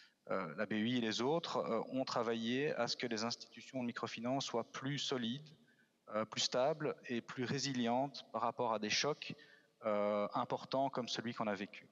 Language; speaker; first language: French; native; French